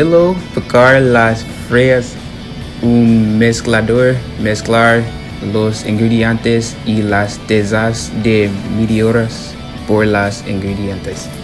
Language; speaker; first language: Spanish; non-native, learner; English